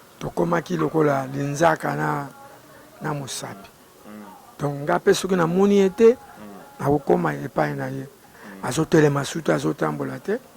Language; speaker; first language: Lingala; non-native, local second language; Kongo